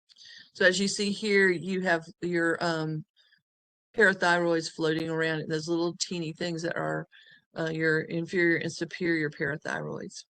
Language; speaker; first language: English; native; English